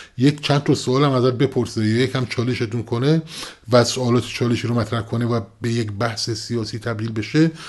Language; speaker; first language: Persian; non-native, local second language; Kurdish